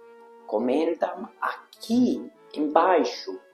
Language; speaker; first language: Portuguese; non-native, fluent; Hungarian